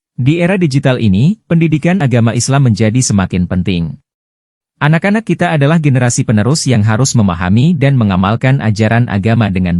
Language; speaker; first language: Indonesian; native; Indonesian